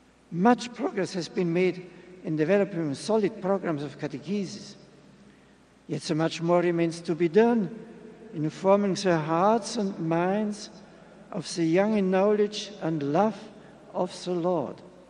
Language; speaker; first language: English; non-native, fluent; German